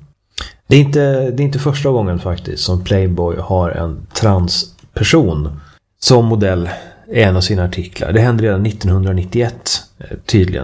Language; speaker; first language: Swedish; native; Swedish